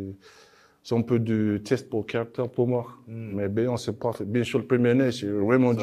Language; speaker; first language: French; non-native, learner; English